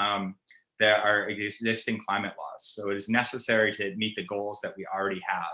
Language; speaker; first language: English; native; English